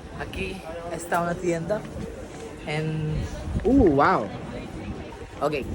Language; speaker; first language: Spanish; non-native, learner; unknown